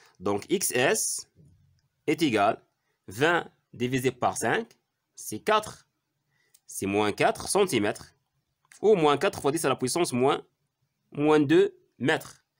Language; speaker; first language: French; non-native, local second language; Arabic